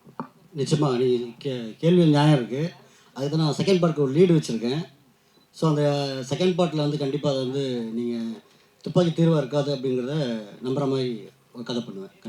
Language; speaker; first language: Tamil; native; Tamil